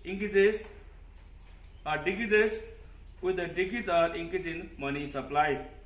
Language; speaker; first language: English; non-native, local second language; Nepali